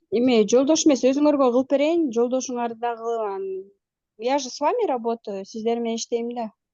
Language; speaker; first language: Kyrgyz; native; Kyrgyz